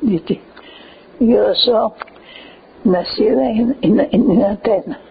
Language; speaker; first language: Spanish; early bilingual, heritage; Ladino